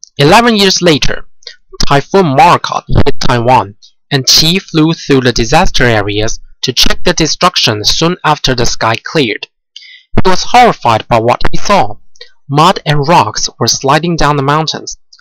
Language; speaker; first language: English; non-native, fluent; Chinese